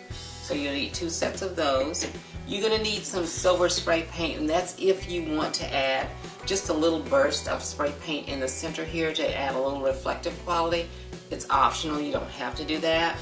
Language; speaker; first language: English; native; English